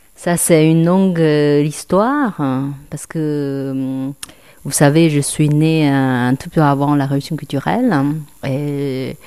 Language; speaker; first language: French; non-native, fluent; Chinese